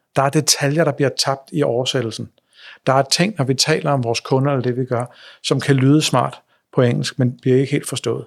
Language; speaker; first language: Danish; native; Danish